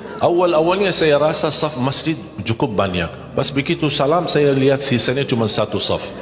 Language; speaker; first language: Malay; non-native, fluent; Arabic